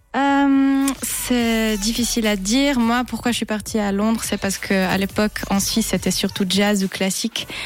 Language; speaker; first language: French; native; French